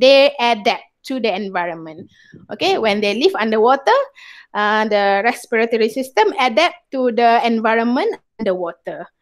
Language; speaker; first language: English; non-native, local second language; Malay